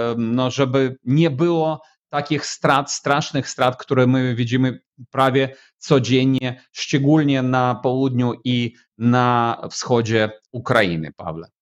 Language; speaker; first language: Polish; non-native, fluent; Ukrainian